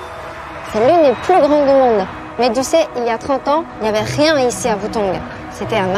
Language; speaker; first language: French; non-native, fluent; Chinese